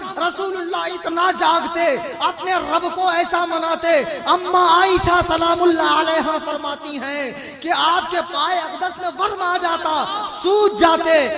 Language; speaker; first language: Urdu; native; Urdu